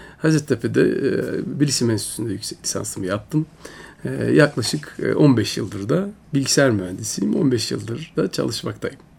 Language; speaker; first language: Turkish; early bilingual, heritage; Turkish